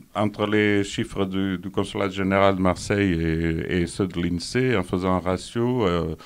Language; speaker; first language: French; non-native, fluent; Portuguese